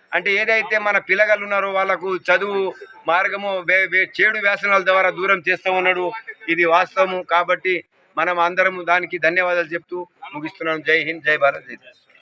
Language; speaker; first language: Telugu; non-native, local second language; Lambadi